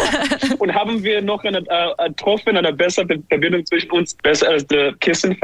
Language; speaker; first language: German; non-native, learner; English